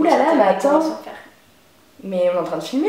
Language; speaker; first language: French; native; French